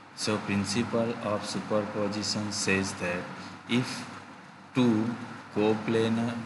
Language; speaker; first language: English; non-native, local second language; Gujarati